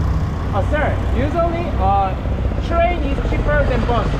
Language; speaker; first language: English; non-native, learner; Korean